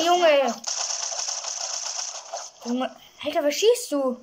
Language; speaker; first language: German; native; German